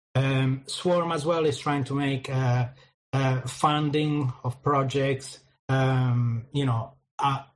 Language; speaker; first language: English; non-native, fluent; Italian